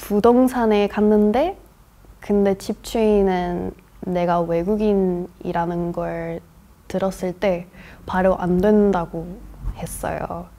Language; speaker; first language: Korean; non-native, fluent; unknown